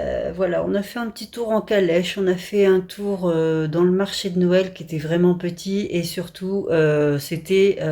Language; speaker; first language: French; native; French